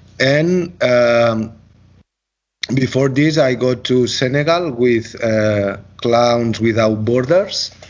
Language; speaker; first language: English; non-native, learner; Catalan